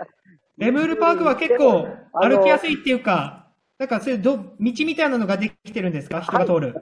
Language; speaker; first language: Japanese; native; Japanese